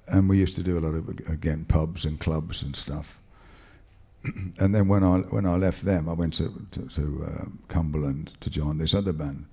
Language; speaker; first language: English; native; English